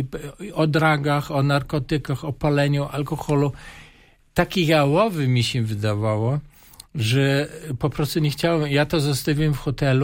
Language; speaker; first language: Polish; non-native, fluent; German